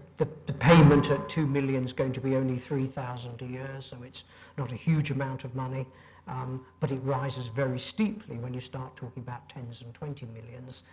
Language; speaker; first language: English; native; English